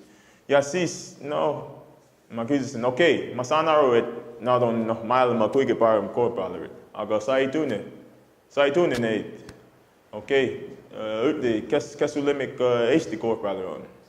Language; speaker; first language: Estonian; non-native, fluent; English